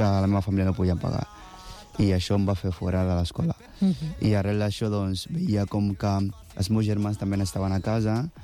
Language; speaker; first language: Catalan; non-native, fluent; Akan